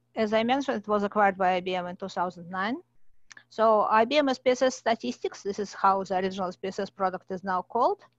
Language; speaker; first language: English; non-native, fluent; Russian